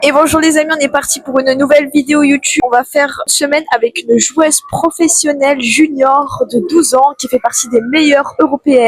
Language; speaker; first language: French; native; French